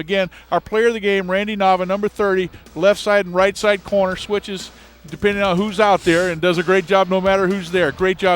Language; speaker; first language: English; native; English